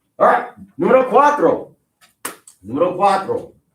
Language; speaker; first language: Spanish; non-native, fluent; English